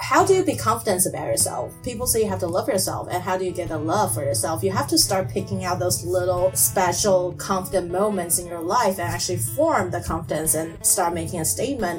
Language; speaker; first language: English; non-native, fluent; Chinese